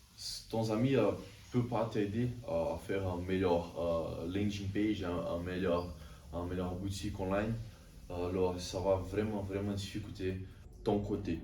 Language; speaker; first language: French; non-native, learner; Portuguese